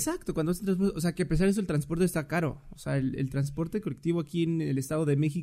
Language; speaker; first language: Spanish; native; Spanish